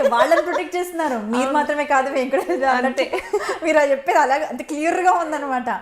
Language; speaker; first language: Telugu; native; Telugu